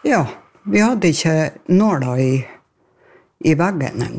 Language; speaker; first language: Norwegian; native; Norwegian